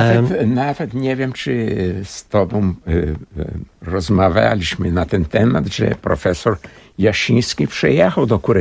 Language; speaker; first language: Polish; early bilingual, heritage; Portuguese